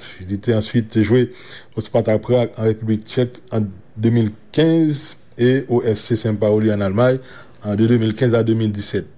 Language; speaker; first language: French; non-native, local second language; Haitian Creole